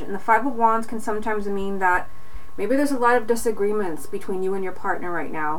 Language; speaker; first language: English; native; English